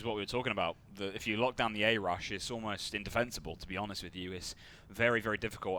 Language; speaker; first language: English; native; English